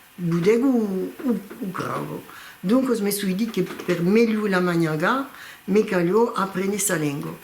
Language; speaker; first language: Occitan; non-native, local second language; French